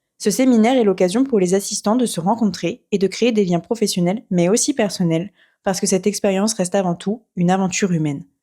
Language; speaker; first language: French; native; French